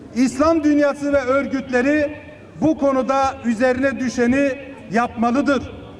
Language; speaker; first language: Turkish; native; Turkish